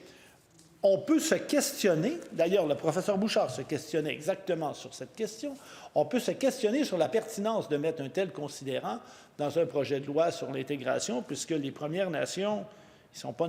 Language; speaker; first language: French; native; French